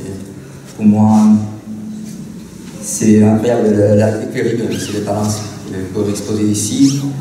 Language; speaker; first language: French; non-native, learner; Russian